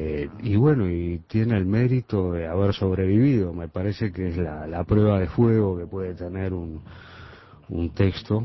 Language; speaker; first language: Spanish; native; Spanish